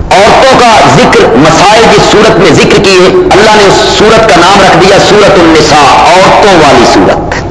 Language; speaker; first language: Urdu; non-native, local second language; Punjabi